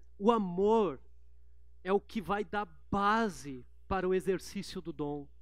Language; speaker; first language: Portuguese; native; Portuguese